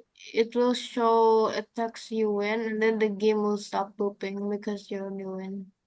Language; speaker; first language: English; non-native, learner; Indonesian